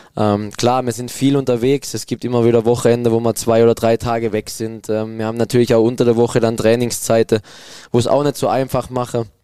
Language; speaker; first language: German; native; German